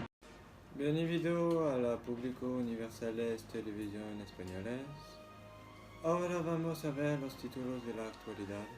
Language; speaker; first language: Spanish; non-native, learner; French